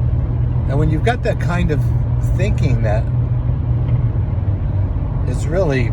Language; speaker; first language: English; native; English